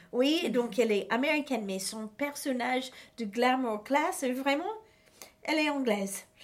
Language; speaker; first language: French; non-native, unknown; English